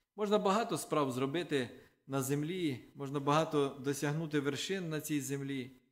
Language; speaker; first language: Ukrainian; non-native, local second language; Russian